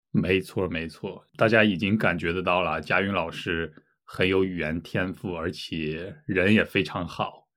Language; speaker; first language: Chinese; native; Chinese